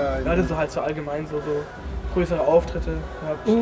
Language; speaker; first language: German; native; German